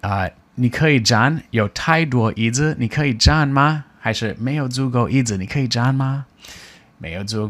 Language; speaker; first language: Chinese; non-native, fluent; English